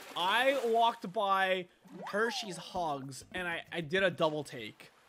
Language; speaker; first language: English; native; English